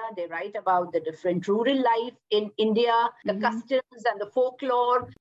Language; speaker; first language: English; non-native, local second language; Gujarati